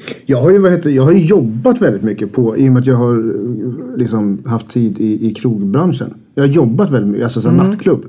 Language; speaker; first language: Swedish; native; Swedish